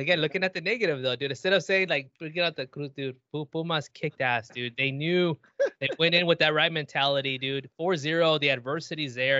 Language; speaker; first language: English; early bilingual, other home language; Spanish